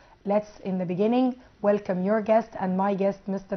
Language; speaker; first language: English; non-native, fluent; Arabic